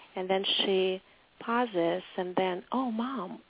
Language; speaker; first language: English; non-native, fluent; Russian